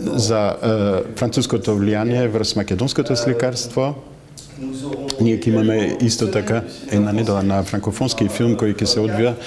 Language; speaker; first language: Macedonian; non-native, fluent; French